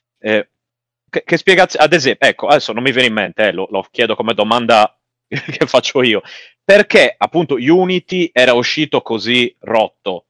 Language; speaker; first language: Italian; native; Italian